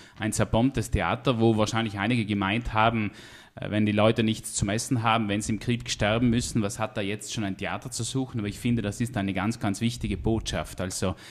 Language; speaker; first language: German; native; German